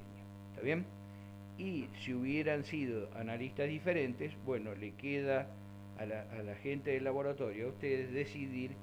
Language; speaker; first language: Spanish; native; Spanish